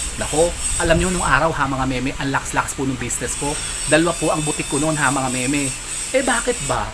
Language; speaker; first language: Filipino; native; Filipino